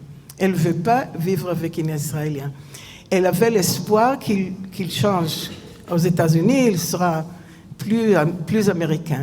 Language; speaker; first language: French; non-native, fluent; Hebrew